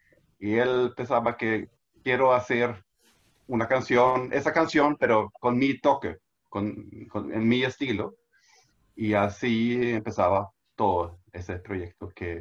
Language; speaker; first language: Spanish; non-native, fluent; Swedish